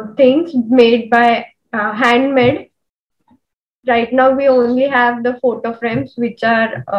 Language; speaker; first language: English; non-native, local second language; Marathi